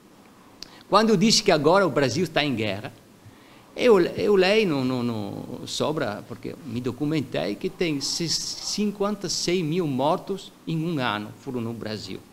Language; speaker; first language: Portuguese; non-native, fluent; Italian